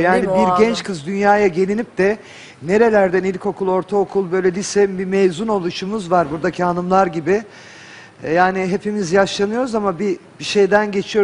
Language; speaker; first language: Turkish; native; Turkish